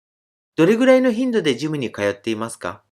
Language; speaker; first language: Japanese; native; Japanese